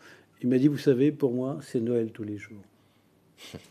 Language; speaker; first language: French; native; French